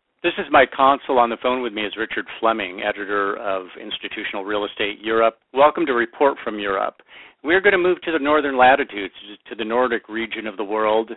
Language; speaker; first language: English; native; English